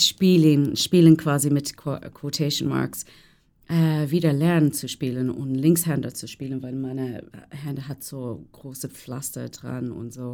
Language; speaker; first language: German; non-native, learner; English